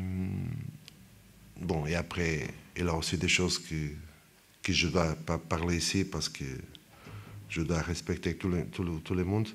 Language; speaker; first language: French; non-native, fluent; Portuguese